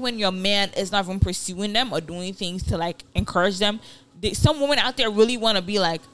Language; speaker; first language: English; non-native, local second language; Yoruba